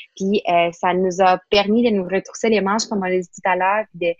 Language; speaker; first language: French; non-native, fluent; Spanish